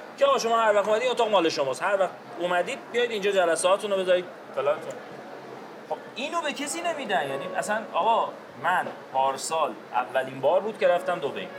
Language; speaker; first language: Persian; non-native, local second language; Azerbaijani